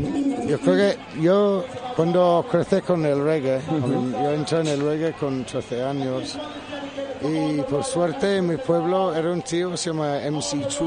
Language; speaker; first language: Spanish; non-native, fluent; English